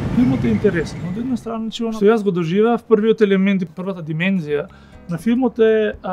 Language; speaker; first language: Macedonian; native; Macedonian